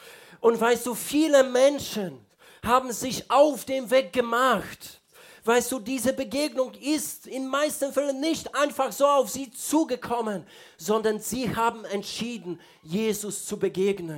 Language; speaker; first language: German; non-native, fluent; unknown